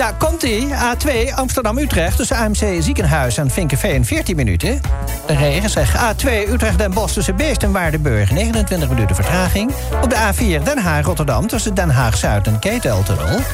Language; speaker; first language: Dutch; native; Dutch